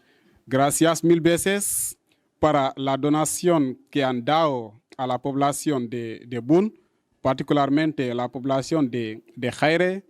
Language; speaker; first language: Spanish; non-native, learner; Wolof